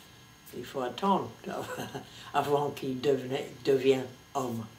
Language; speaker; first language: French; non-native, fluent; English